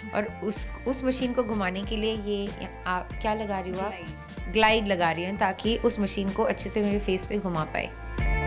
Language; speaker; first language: Hindi; non-native, local second language; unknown